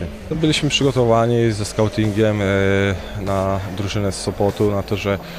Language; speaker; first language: Polish; native; Polish